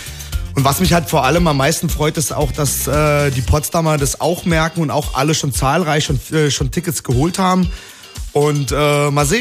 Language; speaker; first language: German; native; German